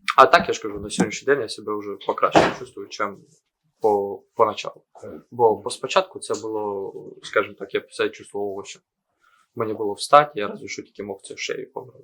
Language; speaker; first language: Ukrainian; non-native, local second language; Russian